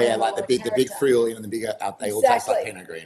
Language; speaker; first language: English; native; English